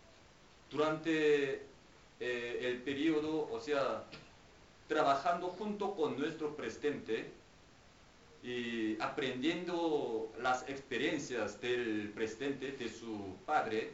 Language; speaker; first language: Spanish; non-native, fluent; Korean